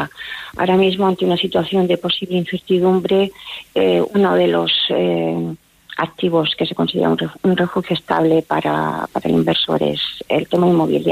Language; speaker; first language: Spanish; native; Spanish